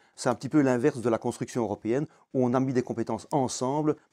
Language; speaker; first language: French; native; French